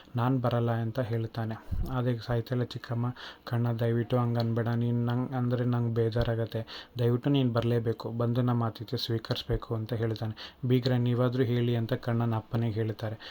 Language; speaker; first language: Kannada; native; Kannada